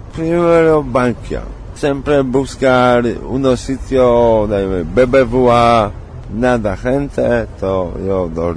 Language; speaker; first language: Spanish; non-native, learner; Polish